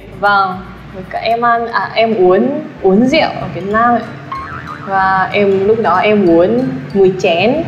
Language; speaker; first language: Vietnamese; non-native, fluent; Japanese